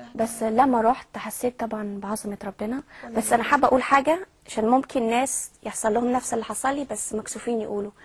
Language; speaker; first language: Arabic; early bilingual, heritage; Arabic